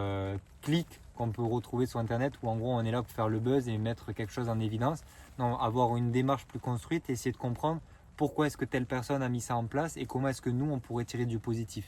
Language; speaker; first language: French; native; French